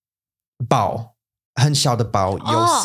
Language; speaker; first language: Chinese; non-native, learner; English